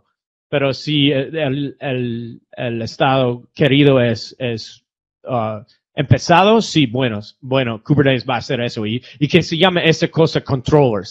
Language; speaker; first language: Spanish; non-native, fluent; English